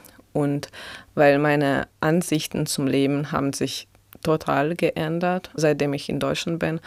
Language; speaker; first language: German; non-native, fluent; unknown